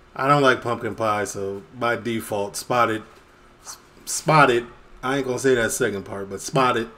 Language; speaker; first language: English; native; English